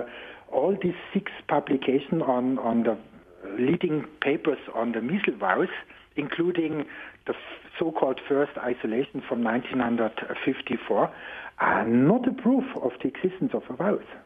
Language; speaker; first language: English; non-native, fluent; German